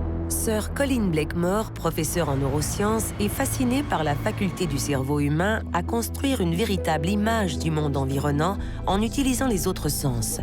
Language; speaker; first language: French; native; French